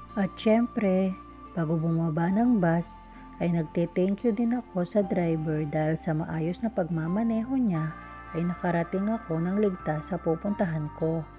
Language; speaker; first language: Filipino; native; Filipino